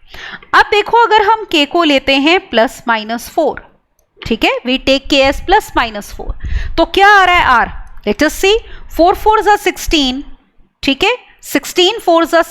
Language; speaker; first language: Hindi; native; Hindi